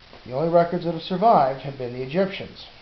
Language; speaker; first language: English; native; English